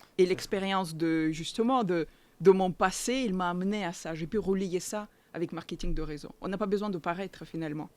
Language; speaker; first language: French; non-native, fluent; Russian